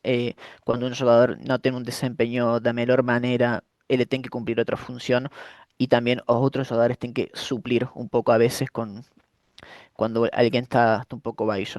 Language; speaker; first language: Portuguese; non-native, fluent; Spanish